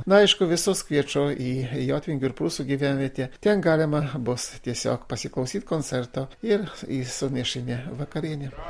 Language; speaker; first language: Lithuanian; native; Lithuanian